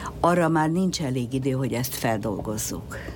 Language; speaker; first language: Hungarian; native; Hungarian